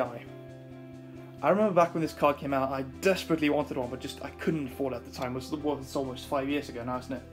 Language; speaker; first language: English; non-native, fluent; Swedish